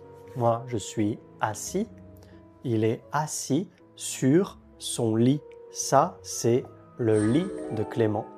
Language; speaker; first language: French; native; French